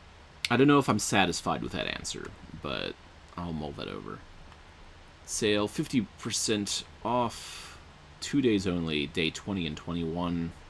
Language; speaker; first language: English; native; English